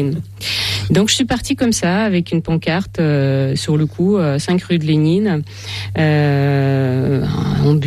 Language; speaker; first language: French; non-native, fluent; Russian